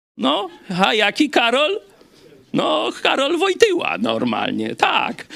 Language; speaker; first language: Polish; native; Polish